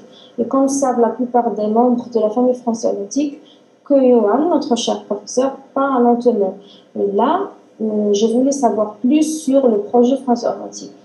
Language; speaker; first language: French; non-native, learner; Arabic